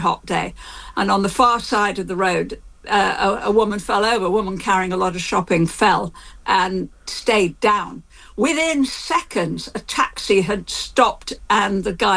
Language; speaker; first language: English; native; English